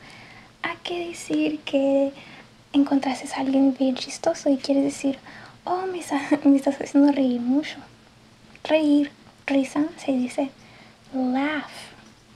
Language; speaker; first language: Spanish; early bilingual, heritage; English